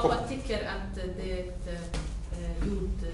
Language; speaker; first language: Swedish; non-native, learner; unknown